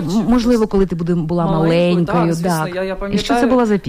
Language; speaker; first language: Ukrainian; native; Ukrainian